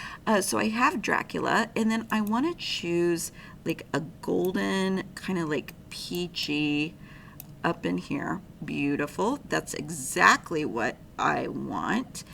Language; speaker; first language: English; native; English